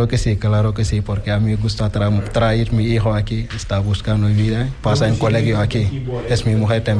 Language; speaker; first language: Spanish; non-native, learner; Wolof